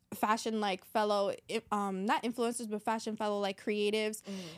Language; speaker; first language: English; native; English